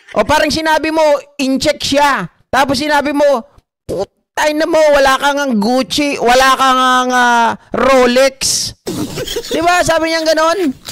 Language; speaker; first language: Filipino; native; Filipino